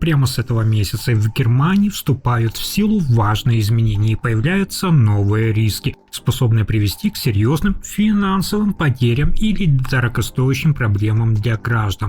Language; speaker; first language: Russian; native; Russian